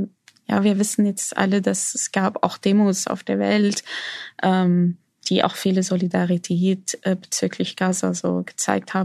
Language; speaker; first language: German; non-native, fluent; Arabic